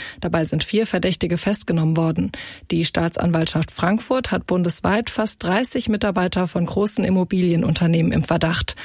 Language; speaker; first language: German; native; German